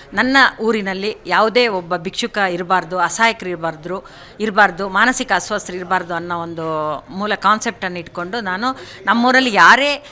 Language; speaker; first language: Kannada; non-native, local second language; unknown